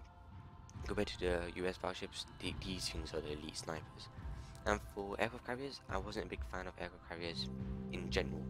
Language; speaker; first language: English; native; English